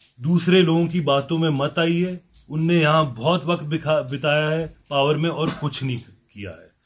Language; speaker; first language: Hindi; non-native, local second language; Kashmiri